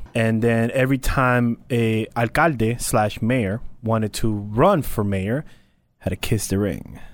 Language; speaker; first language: English; early bilingual, other home language; Spanish